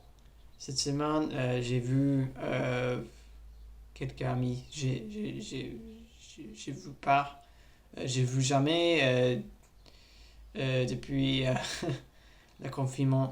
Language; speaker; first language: French; non-native, learner; English